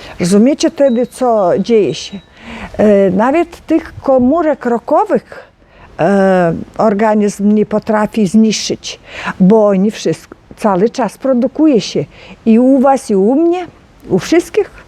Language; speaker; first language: Polish; non-native, learner; Ukrainian